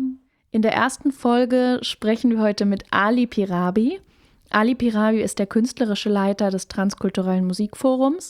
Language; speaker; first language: German; native; German